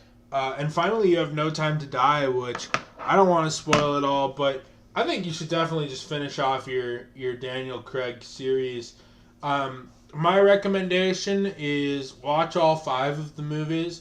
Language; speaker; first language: English; native; English